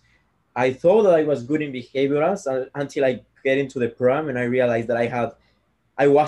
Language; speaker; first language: English; non-native, fluent; Spanish